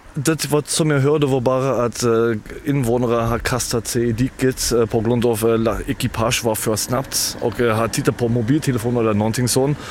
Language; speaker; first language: Swedish; non-native, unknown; German